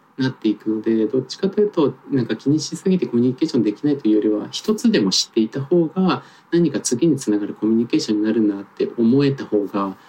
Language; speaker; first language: Japanese; native; Japanese